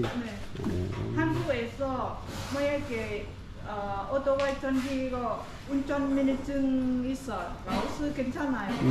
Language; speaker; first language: Korean; non-native, learner; Lao